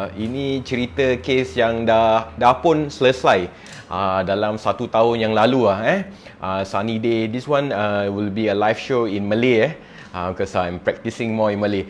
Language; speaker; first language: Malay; non-native, local second language; English